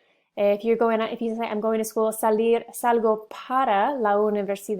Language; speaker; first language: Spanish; non-native, fluent; English